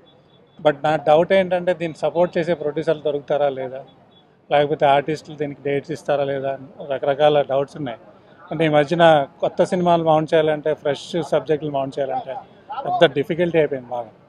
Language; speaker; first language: Telugu; native; Telugu